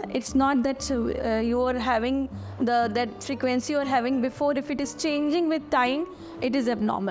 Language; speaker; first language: English; non-native, local second language; Hindi